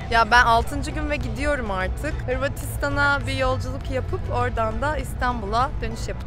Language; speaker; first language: Turkish; native; Turkish